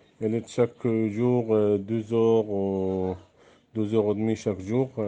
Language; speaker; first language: French; non-native, learner; Arabic